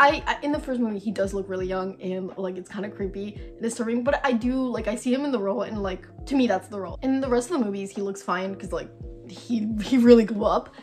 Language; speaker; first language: English; native; English